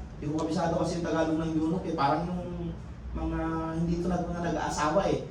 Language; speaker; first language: Filipino; non-native, local second language; Iloko